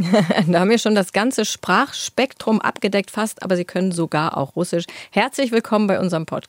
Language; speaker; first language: German; native; German